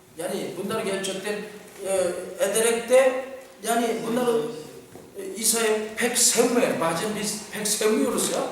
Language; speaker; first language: Turkish; non-native, fluent; Korean